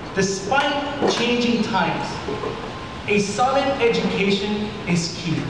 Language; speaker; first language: English; early bilingual, other home language; Spanish